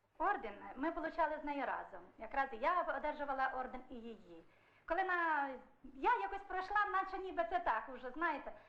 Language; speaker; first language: Ukrainian; native; Ukrainian